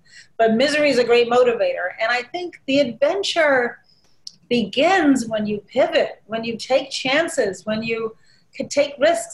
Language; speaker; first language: English; native; English